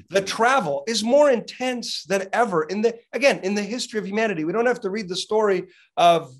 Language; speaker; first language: English; native; English